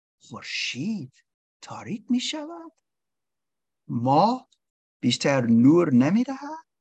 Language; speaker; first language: Persian; non-native, learner; English